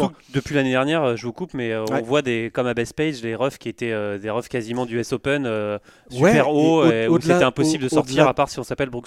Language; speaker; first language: French; native; French